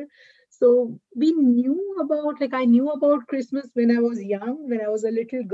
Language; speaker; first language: English; non-native, local second language; Marathi